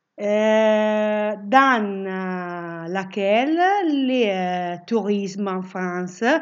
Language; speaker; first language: French; non-native, fluent; Italian